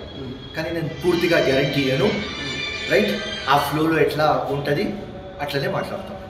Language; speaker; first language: Telugu; non-native, local second language; Urdu